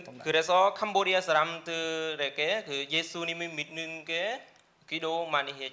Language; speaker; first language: Korean; non-native, learner; Khmer